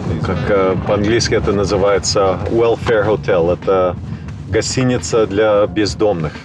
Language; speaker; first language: Russian; early bilingual, heritage; Russian